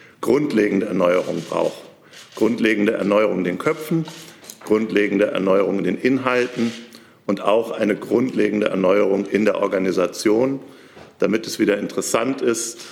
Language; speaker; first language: German; native; German